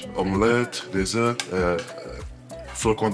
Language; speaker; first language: French; non-native, local second language; Wolof